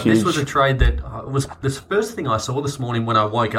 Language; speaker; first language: English; native; English